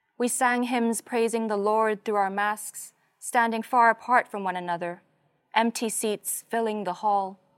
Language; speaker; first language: English; non-native, local second language; Cantonese